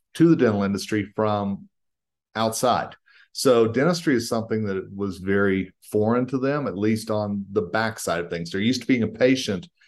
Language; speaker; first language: English; native; English